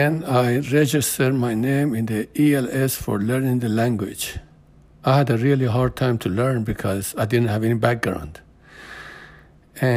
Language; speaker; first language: English; non-native, fluent; Persian